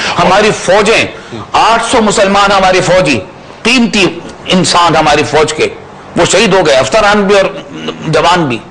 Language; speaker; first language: Urdu; native; Urdu